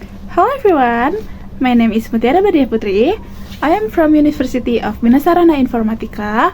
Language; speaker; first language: English; non-native, learner; Indonesian